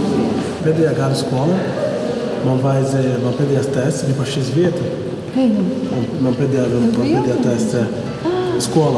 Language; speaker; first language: Latvian; non-native, learner; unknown